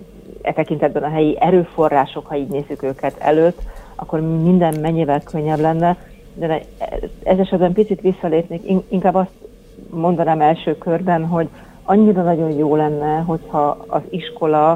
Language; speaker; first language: Hungarian; native; Hungarian